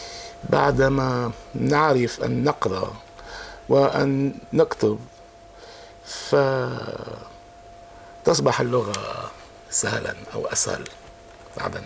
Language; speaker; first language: Arabic; non-native, fluent; French